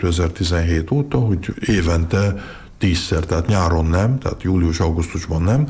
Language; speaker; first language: Hungarian; early bilingual, heritage; Hungarian